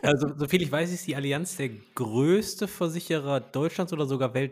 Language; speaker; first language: German; native; German